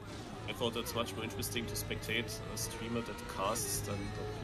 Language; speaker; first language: English; non-native, learner; German